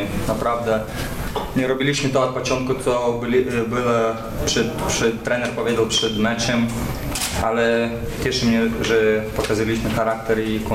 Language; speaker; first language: Polish; non-native, fluent; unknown